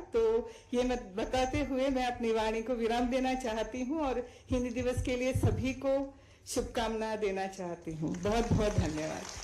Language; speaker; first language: Hindi; non-native, fluent; Sinhala